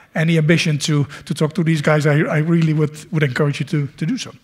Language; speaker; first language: English; non-native, fluent; Dutch